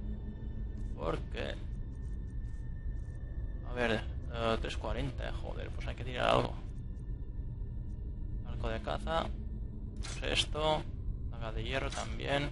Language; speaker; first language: Spanish; native; Spanish